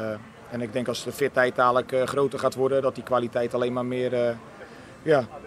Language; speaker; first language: Dutch; native; Dutch